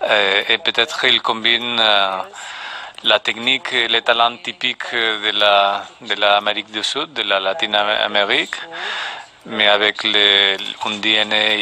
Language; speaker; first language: French; non-native, fluent; Spanish